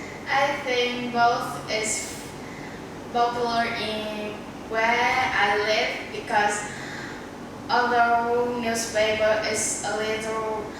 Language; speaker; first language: English; non-native, learner; Vietnamese